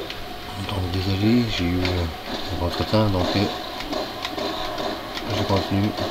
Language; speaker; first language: French; native; French